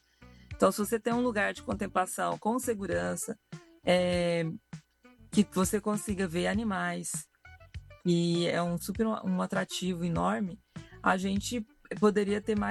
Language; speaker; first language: Portuguese; native; Portuguese